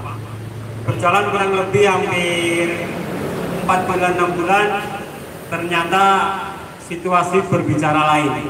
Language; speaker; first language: Indonesian; native; Indonesian